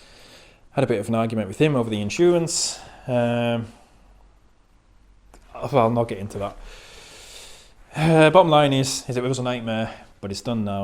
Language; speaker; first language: English; native; English